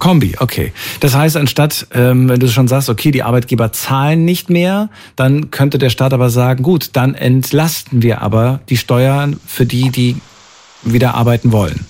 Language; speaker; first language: German; native; German